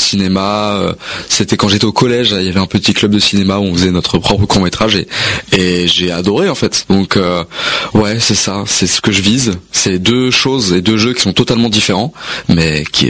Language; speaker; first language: French; native; French